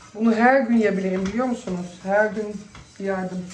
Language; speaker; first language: Turkish; non-native, fluent; Dutch